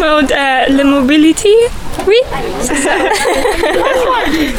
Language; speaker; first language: French; non-native, learner; German